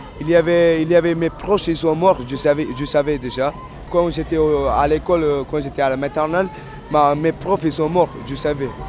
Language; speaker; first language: French; non-native, learner; Tamil